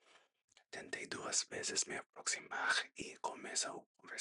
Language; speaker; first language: Portuguese; non-native, learner; English